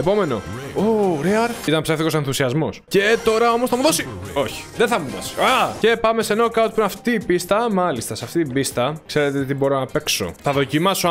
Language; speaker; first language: Greek; native; Greek